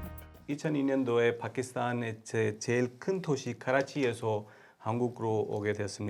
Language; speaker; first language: Korean; non-native, fluent; Urdu